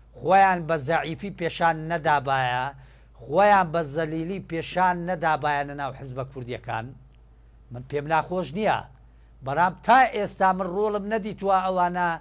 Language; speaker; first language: Central Kurdish; non-native, local second language; Turkish